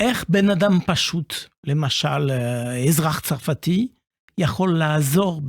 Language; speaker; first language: Hebrew; non-native, fluent; French